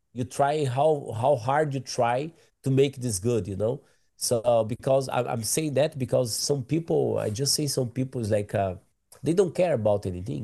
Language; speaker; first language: English; non-native, learner; Portuguese